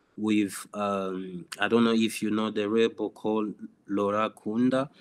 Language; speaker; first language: English; non-native, fluent; Swahili